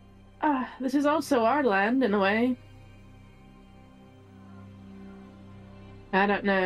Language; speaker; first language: English; native; English